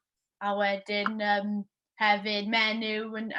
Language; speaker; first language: Welsh; non-native, local second language; English